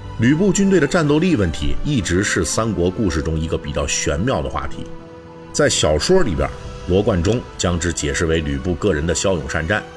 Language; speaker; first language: Chinese; native; Chinese